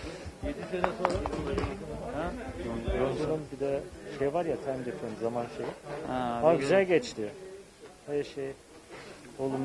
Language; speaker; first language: Turkish; early bilingual, heritage; Turkish